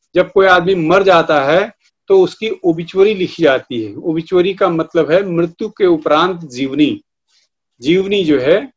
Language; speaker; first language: Hindi; native; Hindi